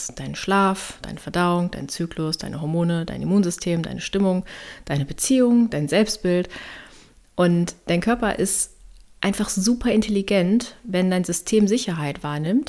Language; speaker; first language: German; native; German